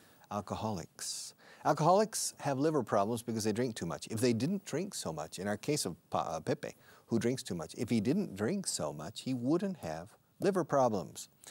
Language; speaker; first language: English; native; English